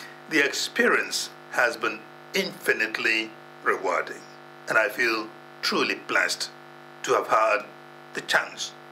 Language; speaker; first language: English; non-native, local second language; Igbo